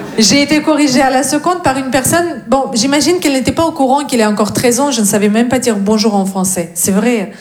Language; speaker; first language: French; non-native, fluent; Russian